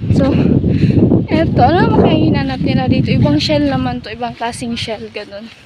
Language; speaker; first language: Filipino; non-native, local second language; Bikol